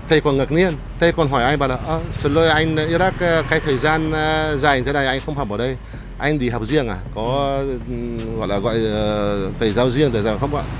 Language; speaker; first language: Vietnamese; non-native, fluent; Arabic